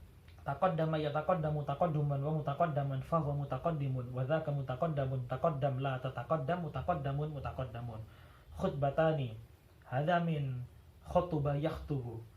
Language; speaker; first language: Arabic; non-native, learner; Javanese